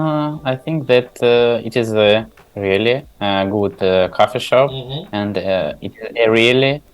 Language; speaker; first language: English; non-native, learner; Tajik